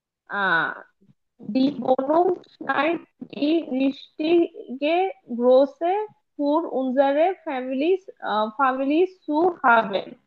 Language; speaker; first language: German; non-native, learner; Bangla